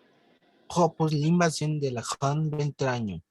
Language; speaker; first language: French; non-native, learner; Spanish